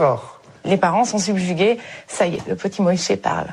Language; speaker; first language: French; native; French